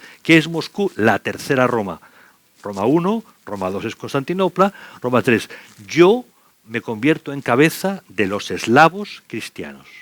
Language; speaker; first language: Spanish; native; Spanish